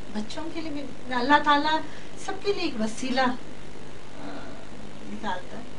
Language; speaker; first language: Urdu; non-native, local second language; Baluchi